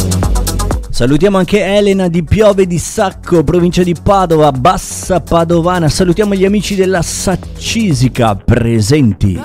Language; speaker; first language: Italian; native; Italian